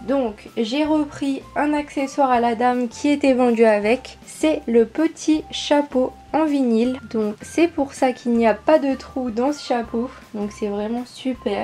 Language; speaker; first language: French; native; French